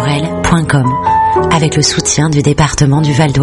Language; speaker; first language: French; native; French